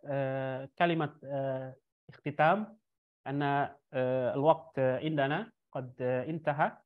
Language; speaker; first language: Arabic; non-native, fluent; Indonesian